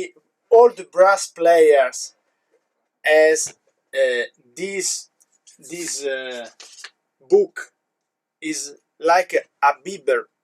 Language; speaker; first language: English; non-native, learner; Italian